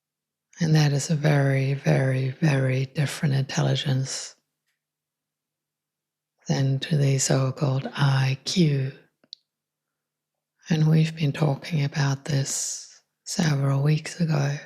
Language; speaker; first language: English; non-native, fluent; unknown